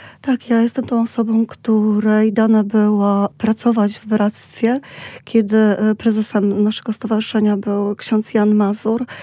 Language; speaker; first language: Polish; native; Polish